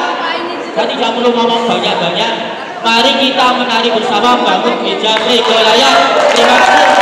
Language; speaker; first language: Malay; non-native, local second language; Javanese